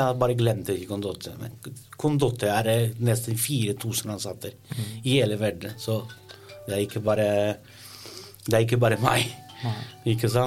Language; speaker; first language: Norwegian; non-native, learner; Italian